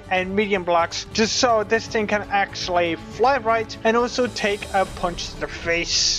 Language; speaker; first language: English; native; English